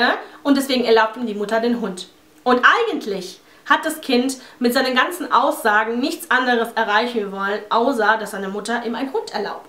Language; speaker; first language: German; native; German